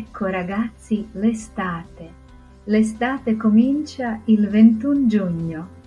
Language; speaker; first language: Italian; non-native, fluent; Croatian